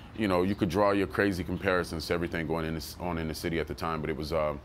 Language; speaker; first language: English; native; English